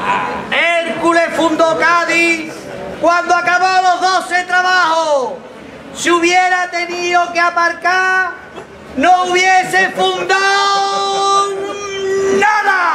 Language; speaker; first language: Spanish; native; Spanish